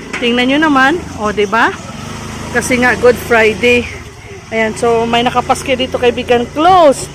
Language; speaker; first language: Filipino; non-native, local second language; Cebuano